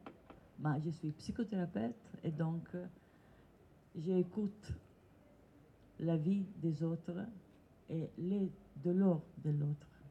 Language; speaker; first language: French; non-native, learner; Italian